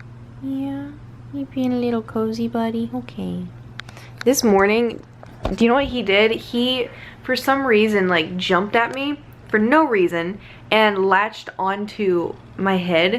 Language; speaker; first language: English; native; English